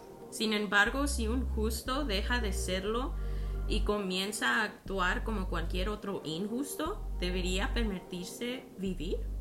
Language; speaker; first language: Spanish; early bilingual, heritage; Spanish